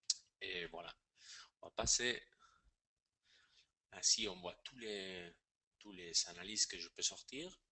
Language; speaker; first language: French; non-native, fluent; Spanish